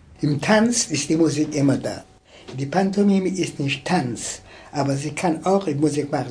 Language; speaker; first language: German; non-native, fluent; French